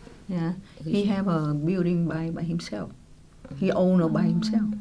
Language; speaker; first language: English; non-native, local second language; Vietnamese